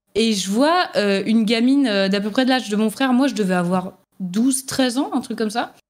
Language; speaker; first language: French; native; French